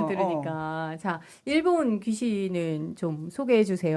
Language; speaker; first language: Korean; native; Korean